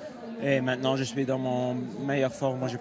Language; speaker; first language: French; non-native, learner; Dutch